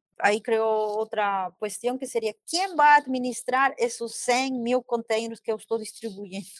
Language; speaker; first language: Portuguese; non-native, fluent; Spanish